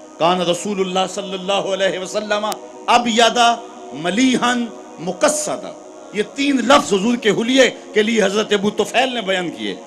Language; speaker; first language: Urdu; non-native, local second language; Punjabi